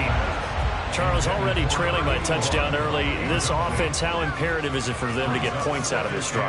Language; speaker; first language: English; native; English